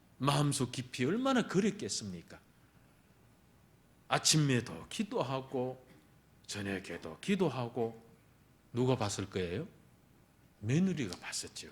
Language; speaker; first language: Korean; early bilingual, heritage; Korean